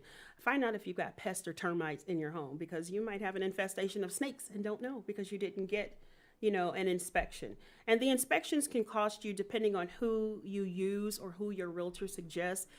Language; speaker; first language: English; native; English